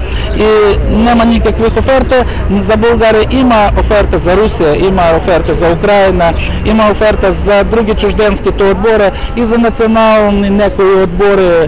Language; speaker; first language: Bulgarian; non-native, learner; Russian